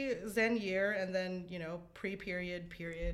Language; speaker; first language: English; non-native, local second language; Filipino